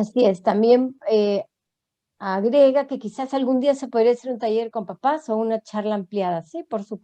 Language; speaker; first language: Spanish; native; Spanish